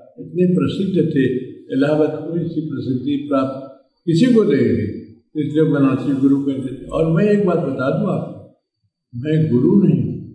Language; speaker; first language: Hindi; native; Hindi